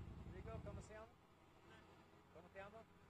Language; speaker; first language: Spanish; non-native, learner; English